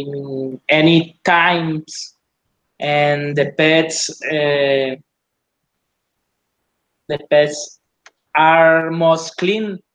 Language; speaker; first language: English; non-native, learner; Spanish